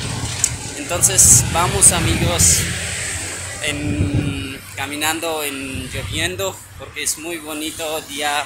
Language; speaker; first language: Spanish; non-native, learner; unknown